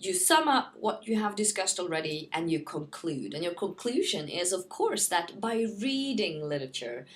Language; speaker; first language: English; non-native, fluent; Norwegian